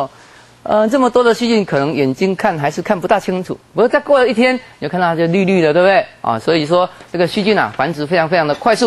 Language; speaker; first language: Chinese; native; Chinese